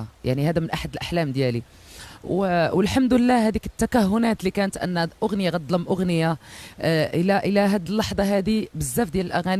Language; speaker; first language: Arabic; native; Arabic